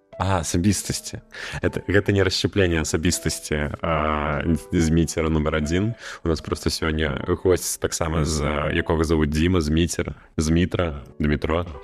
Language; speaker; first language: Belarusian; non-native, local second language; Russian